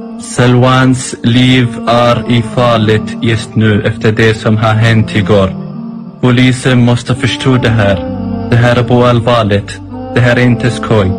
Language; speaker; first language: Swedish; non-native, learner; Arabic